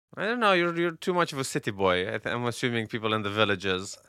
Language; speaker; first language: English; non-native, fluent; Romanian